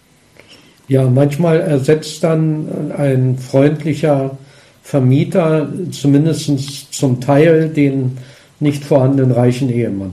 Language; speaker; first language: German; native; German